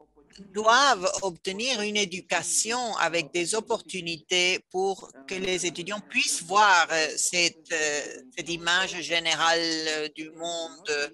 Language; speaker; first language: French; non-native, fluent; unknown